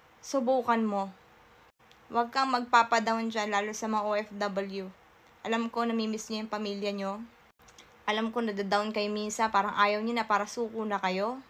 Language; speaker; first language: Filipino; native; Filipino